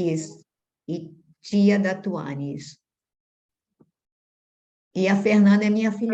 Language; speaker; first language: Portuguese; native; Portuguese